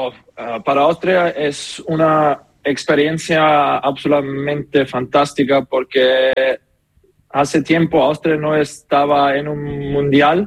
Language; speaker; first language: Spanish; non-native, learner; German